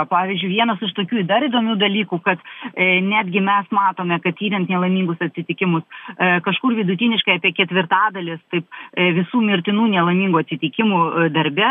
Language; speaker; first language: Lithuanian; native; Lithuanian